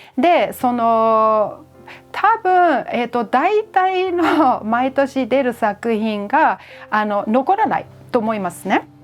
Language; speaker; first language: Japanese; non-native, fluent; German